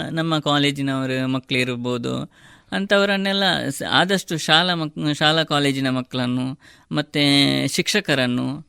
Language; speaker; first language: Kannada; non-native, local second language; Tulu